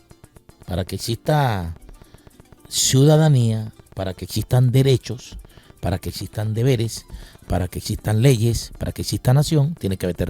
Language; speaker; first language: Spanish; native; Spanish